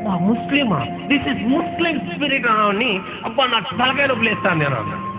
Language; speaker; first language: Telugu; non-native, local second language; Urdu